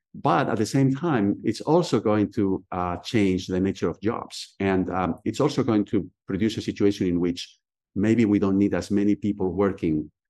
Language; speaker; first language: English; non-native, fluent; Spanish